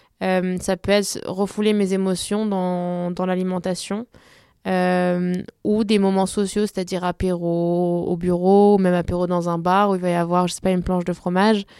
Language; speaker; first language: French; early bilingual, other home language; Spanish